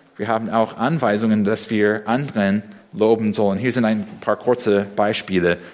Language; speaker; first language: German; non-native, fluent; English